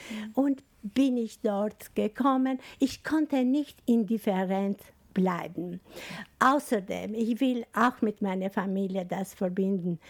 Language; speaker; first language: German; non-native, learner; Albanian